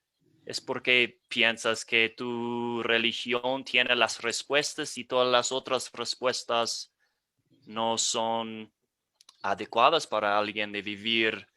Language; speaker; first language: Spanish; non-native, fluent; English